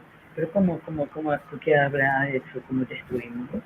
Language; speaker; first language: Spanish; non-native, learner; Portuguese